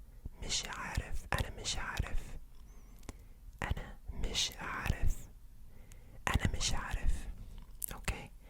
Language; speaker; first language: Arabic; non-native, learner; English